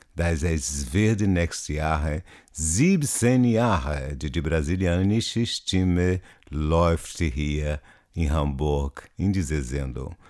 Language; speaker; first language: German; non-native, learner; Portuguese